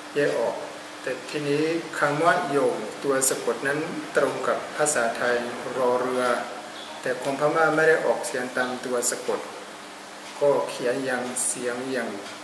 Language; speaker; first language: Thai; non-native, fluent; Burmese